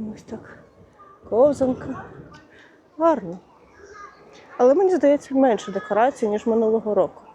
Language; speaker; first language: Ukrainian; non-native, local second language; Russian